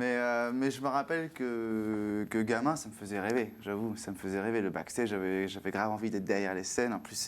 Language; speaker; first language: French; native; French